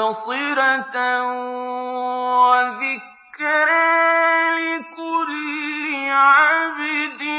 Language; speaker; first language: Arabic; native; Arabic